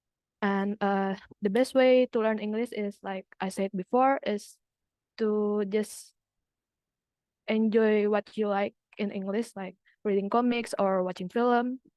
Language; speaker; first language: English; non-native, learner; Indonesian